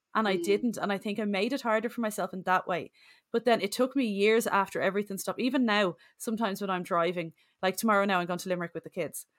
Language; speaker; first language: English; native; English